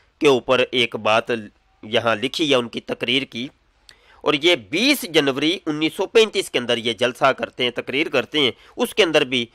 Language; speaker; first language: Urdu; non-native, local second language; Punjabi